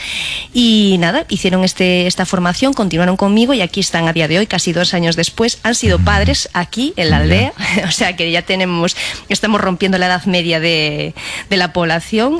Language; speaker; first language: Spanish; native; Spanish